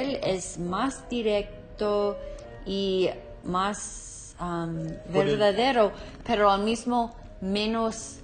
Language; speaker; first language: Spanish; non-native, learner; English